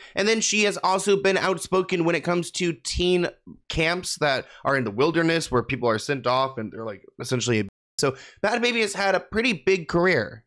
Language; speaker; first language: English; native; English